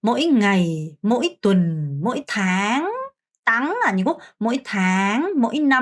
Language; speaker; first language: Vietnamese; non-native, fluent; Korean